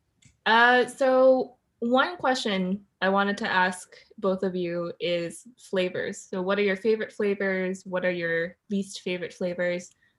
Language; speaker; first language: English; native; English